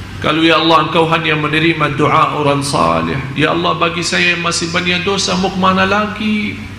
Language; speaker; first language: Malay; non-native, fluent; Arabic